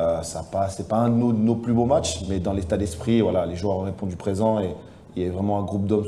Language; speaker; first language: French; native; French